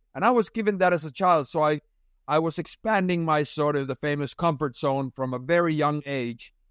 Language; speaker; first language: English; non-native, fluent; Finnish